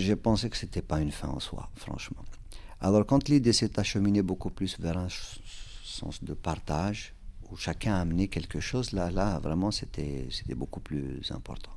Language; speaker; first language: French; non-native, local second language; Kabyle